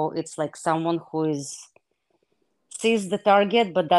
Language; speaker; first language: English; non-native, fluent; Hebrew